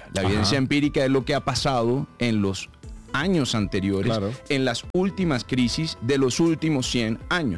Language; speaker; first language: Spanish; native; Spanish